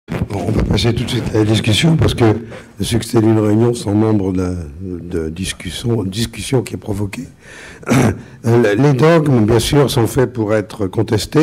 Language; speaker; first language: French; native; French